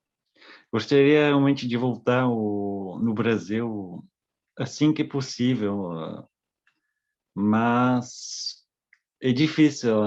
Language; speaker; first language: Portuguese; non-native, fluent; French